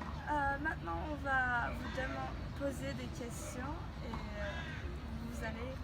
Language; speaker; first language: French; non-native, learner; Turkish